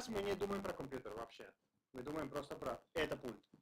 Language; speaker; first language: Russian; non-native, learner; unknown